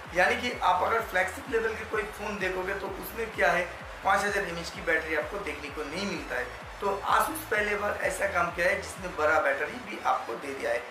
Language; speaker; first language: Hindi; non-native, local second language; Bangla